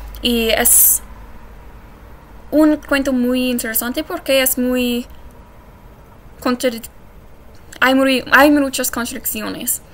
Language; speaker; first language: Spanish; non-native, learner; English